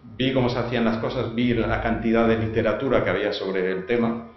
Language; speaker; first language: Spanish; non-native, fluent; French